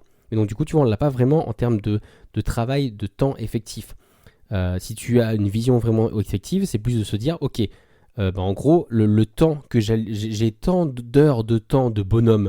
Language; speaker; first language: French; native; French